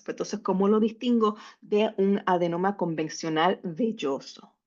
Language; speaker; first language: Spanish; native; Spanish